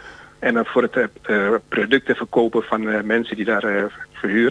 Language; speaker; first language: Dutch; non-native, fluent; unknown